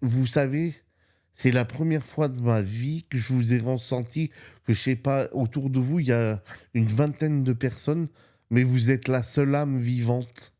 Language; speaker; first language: French; native; French